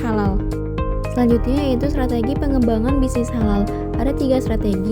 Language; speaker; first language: Indonesian; native; Indonesian